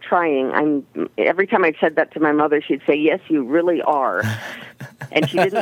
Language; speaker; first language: English; native; English